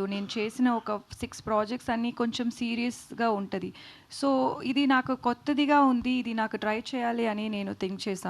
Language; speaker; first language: Telugu; non-native, learner; Tamil